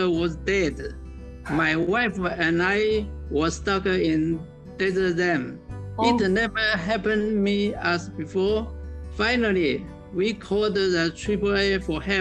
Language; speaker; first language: English; non-native, learner; Chinese